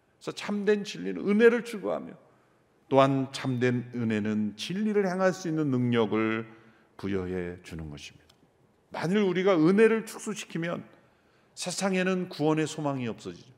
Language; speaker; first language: Korean; native; Korean